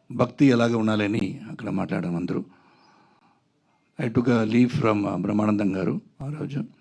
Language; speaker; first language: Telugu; non-native, local second language; Tamil